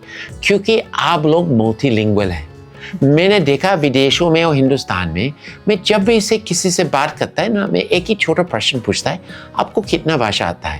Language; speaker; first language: Hindi; non-native, fluent; English